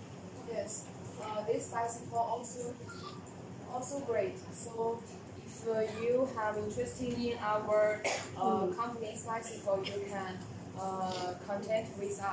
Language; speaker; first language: English; non-native, learner; Chinese